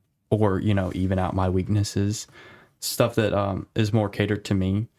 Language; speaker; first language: English; native; English